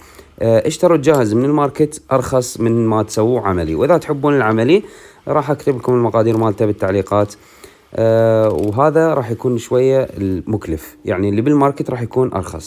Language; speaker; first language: Arabic; native; Arabic